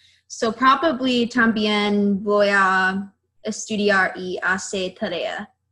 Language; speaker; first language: Spanish; non-native, learner; English